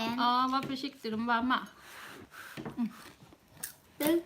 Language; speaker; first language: Swedish; non-native, learner; Thai